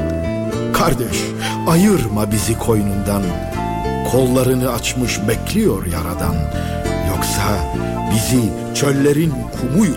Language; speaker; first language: Turkish; native; Turkish